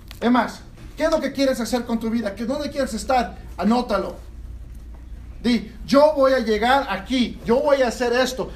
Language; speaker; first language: Spanish; early bilingual, heritage; Spanish